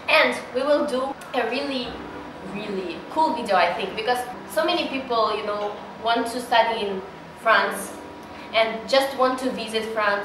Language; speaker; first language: English; non-native, learner; Russian